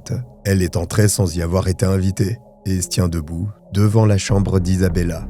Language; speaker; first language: French; native; French